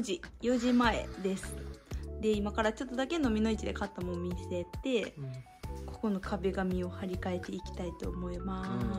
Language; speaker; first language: Japanese; native; Japanese